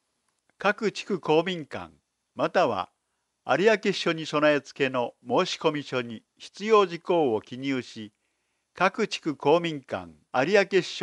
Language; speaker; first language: Japanese; native; Japanese